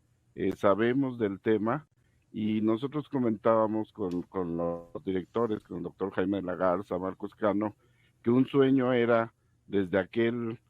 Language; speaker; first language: Spanish; native; Spanish